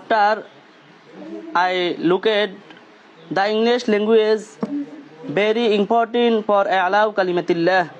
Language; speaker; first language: English; non-native, learner; Bangla